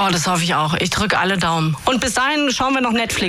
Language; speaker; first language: German; native; German